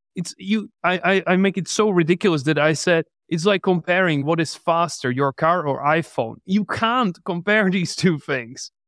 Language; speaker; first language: English; non-native, fluent; Czech